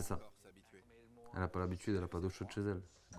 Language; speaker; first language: French; native; French